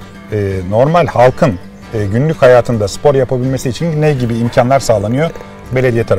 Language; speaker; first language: Turkish; native; Turkish